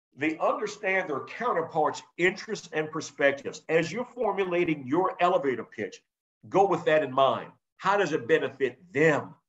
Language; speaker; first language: English; native; English